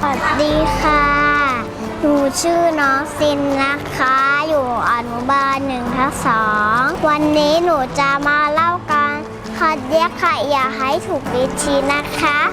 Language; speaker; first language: Thai; native; Thai